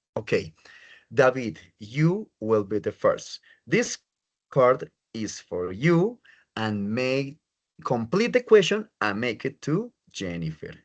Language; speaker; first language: English; non-native, fluent; Spanish